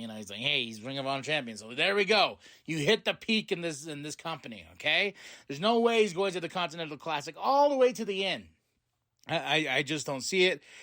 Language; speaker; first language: English; native; English